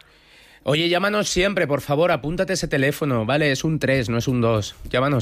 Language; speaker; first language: Spanish; native; Spanish